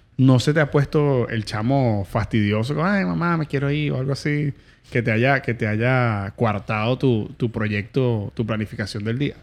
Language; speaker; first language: Spanish; native; Spanish